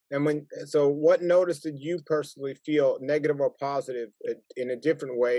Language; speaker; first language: English; native; English